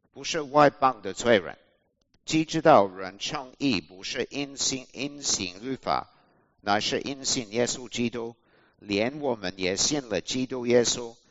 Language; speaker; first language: Chinese; non-native, fluent; English